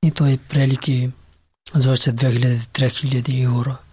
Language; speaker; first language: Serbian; non-native, learner; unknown